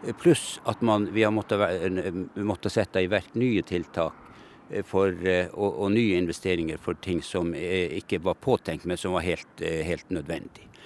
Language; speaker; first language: Norwegian; native; Norwegian